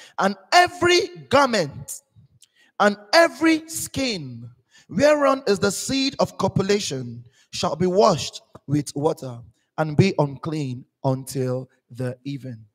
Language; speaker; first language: English; non-native, local second language; Igbo